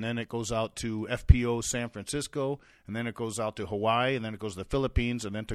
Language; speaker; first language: English; native; English